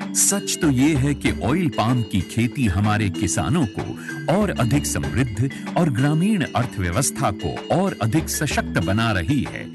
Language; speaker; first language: Hindi; native; Hindi